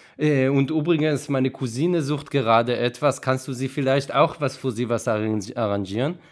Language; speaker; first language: German; non-native, fluent; Hebrew